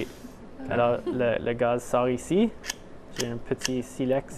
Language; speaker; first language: French; non-native, local second language; English